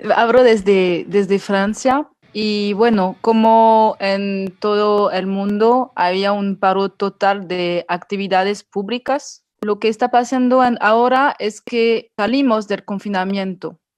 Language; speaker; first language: Spanish; non-native, fluent; French